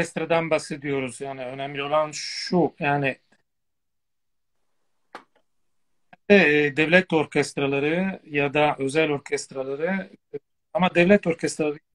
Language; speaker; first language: Turkish; non-native, fluent; Italian